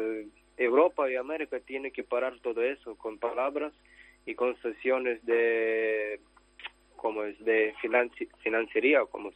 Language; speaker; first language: Spanish; non-native, learner; Ukrainian